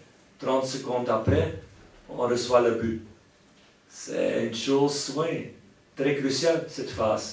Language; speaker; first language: French; non-native, local second language; Dutch